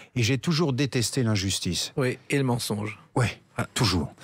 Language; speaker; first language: French; native; French